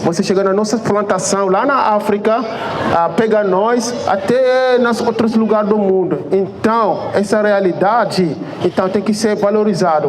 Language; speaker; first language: Portuguese; non-native, fluent; Wolof